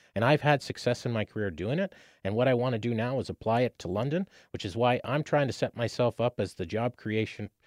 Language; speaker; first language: English; native; English